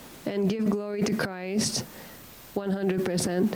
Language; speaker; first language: English; non-native, learner; Japanese